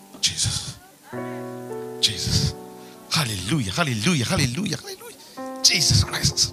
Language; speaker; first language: French; non-native, local second language; Lingala